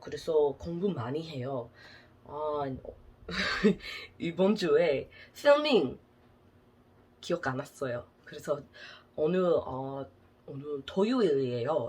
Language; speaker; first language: Korean; non-native, learner; English